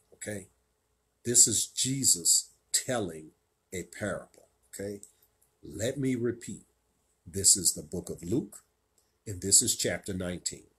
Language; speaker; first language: English; native; English